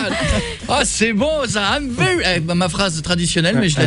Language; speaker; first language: French; native; French